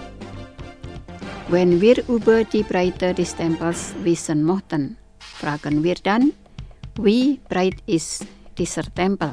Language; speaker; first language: German; non-native, fluent; Indonesian